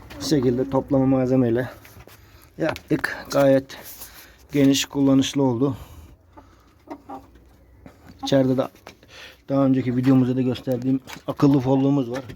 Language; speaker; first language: Turkish; native; Turkish